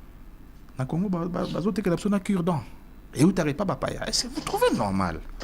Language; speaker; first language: French; non-native, local second language; Lingala